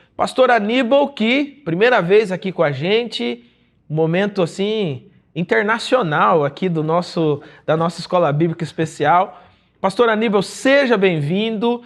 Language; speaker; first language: Portuguese; native; Portuguese